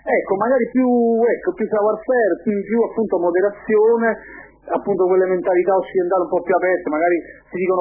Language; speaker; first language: Italian; native; Italian